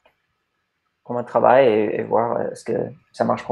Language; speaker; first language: French; non-native, learner; English